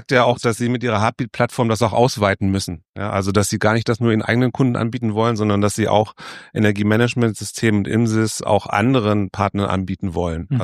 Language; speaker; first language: German; native; German